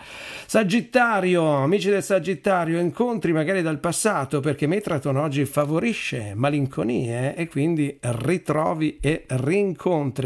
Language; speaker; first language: Italian; native; Italian